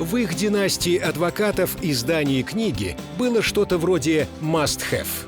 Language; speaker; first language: Russian; native; Russian